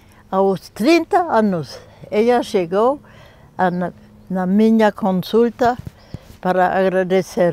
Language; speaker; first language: Portuguese; non-native, fluent; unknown